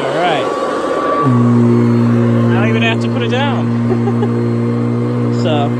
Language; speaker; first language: English; native; English